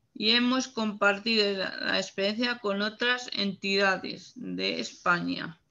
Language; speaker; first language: Spanish; native; Spanish